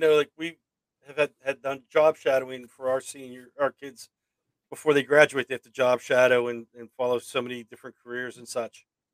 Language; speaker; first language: English; native; English